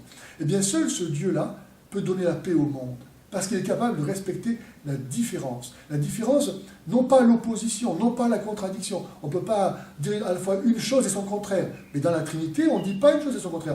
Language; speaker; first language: French; native; French